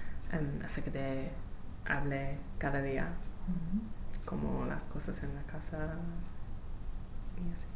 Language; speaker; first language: Spanish; non-native, learner; English